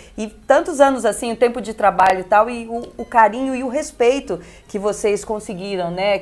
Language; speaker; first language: Portuguese; early bilingual, other home language; Spanish